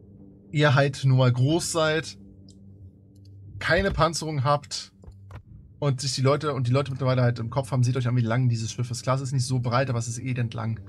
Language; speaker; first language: German; native; German